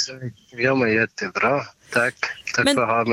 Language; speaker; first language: Swedish; non-native, learner; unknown